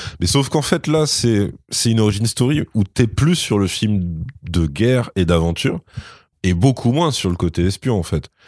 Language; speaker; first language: French; native; French